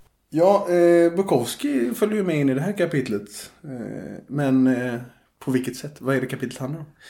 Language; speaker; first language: Swedish; native; Swedish